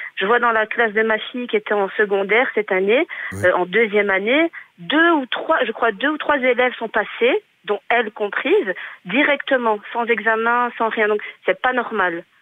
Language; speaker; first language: French; native; French